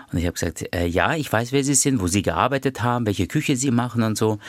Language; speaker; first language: German; early bilingual, other home language; Turkish